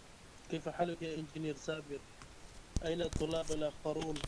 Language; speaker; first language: Arabic; non-native, fluent; Urdu